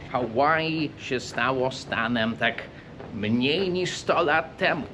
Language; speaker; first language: Polish; non-native, fluent; English